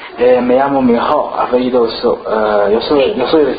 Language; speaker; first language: Spanish; non-native, learner; Chinese